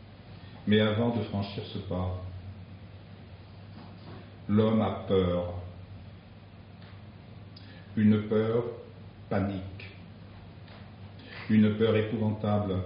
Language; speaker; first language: French; native; French